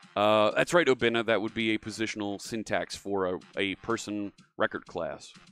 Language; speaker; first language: English; native; English